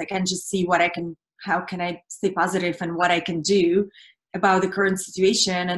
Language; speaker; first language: English; non-native, fluent; Russian